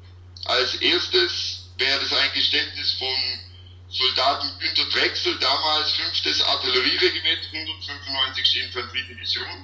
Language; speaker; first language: German; native; German